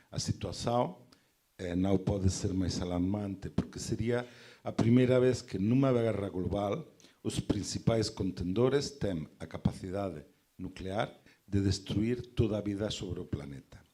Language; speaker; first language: Portuguese; non-native, fluent; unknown